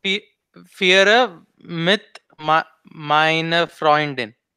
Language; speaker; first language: German; non-native, learner; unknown